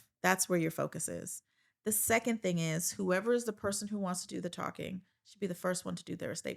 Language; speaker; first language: English; native; English